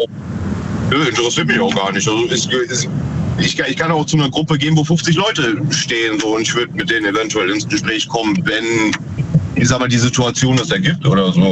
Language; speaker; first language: German; native; German